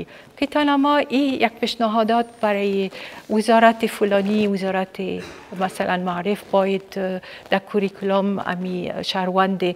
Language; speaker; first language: Persian; non-native, fluent; Arabic